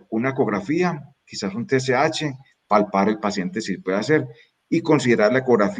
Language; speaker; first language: Spanish; native; Spanish